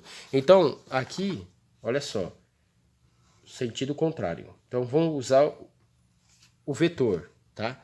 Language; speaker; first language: Portuguese; native; Portuguese